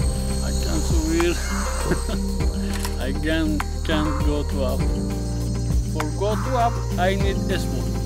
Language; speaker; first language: English; non-native, learner; Persian